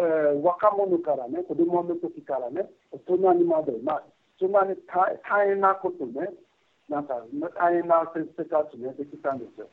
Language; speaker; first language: Japanese; non-native, fluent; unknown